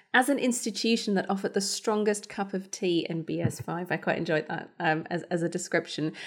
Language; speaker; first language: English; non-native, fluent; German